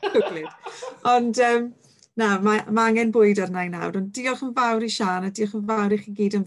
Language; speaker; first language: Welsh; native; Welsh